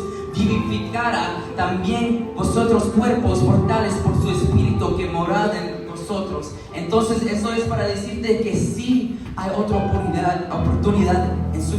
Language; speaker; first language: Spanish; early bilingual, heritage; Spanish